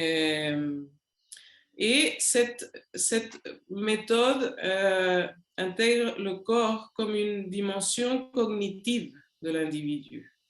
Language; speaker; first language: French; non-native, learner; Spanish